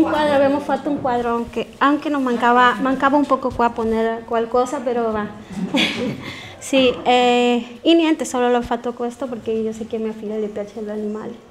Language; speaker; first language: Italian; non-native, learner; Spanish